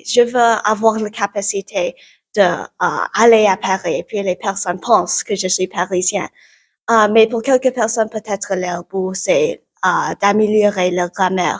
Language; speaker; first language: French; non-native, learner; English